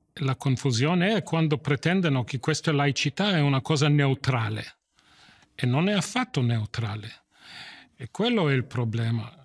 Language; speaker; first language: Italian; non-native, fluent; English